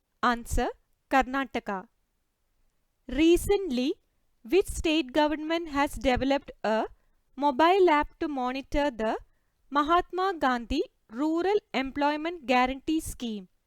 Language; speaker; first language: English; non-native, local second language; Malayalam